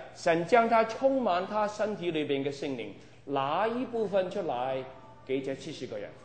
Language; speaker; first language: Chinese; non-native, local second language; Cantonese